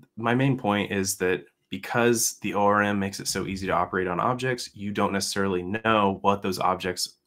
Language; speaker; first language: English; native; English